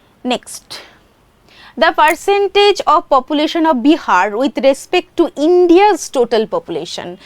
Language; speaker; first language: English; non-native, local second language; Bangla